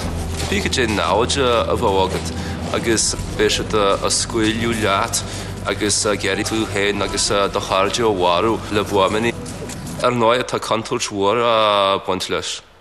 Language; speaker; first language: Irish; non-native, fluent; English